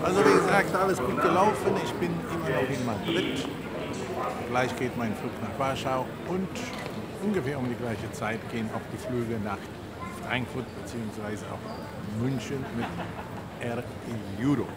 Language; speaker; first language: German; non-native, fluent; Polish